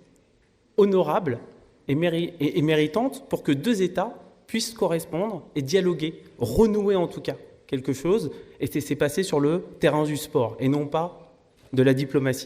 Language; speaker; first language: French; native; French